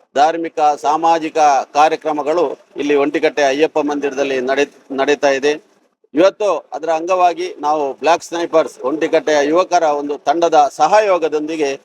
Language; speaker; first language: Kannada; non-native, local second language; Tulu